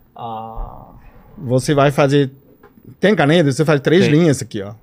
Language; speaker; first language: Portuguese; non-native, fluent; Chinese